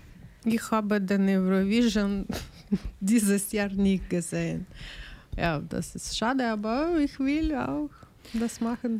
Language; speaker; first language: German; non-native, learner; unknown